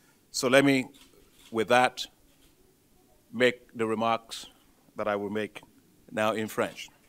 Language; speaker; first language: English; non-native, local second language; Yoruba